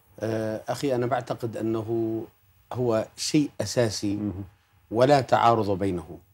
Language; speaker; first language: Arabic; native; Arabic